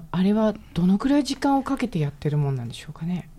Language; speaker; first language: Japanese; native; Japanese